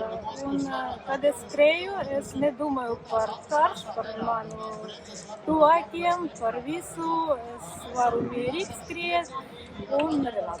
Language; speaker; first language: Latvian; non-native, learner; Ukrainian